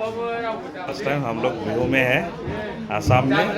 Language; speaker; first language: Hindi; non-native, local second language; Bangla